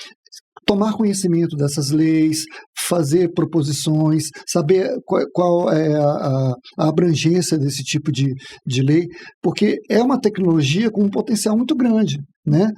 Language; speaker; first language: Portuguese; native; Portuguese